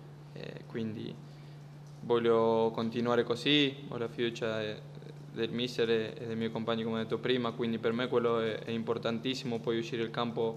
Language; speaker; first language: Italian; non-native, fluent; Spanish